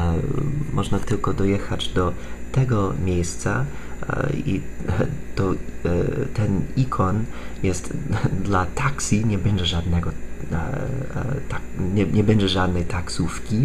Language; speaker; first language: Polish; non-native, fluent; English